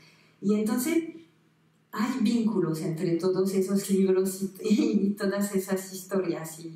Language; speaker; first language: Spanish; non-native, fluent; French